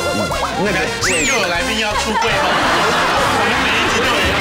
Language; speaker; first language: Chinese; native; Chinese